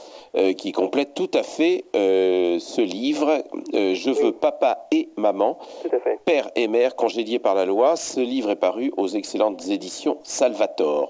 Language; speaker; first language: French; native; French